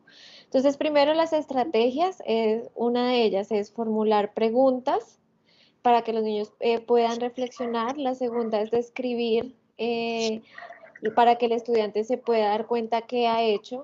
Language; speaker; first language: Spanish; native; Spanish